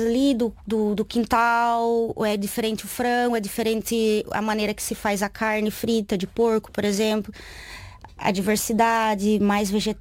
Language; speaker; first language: Portuguese; native; Portuguese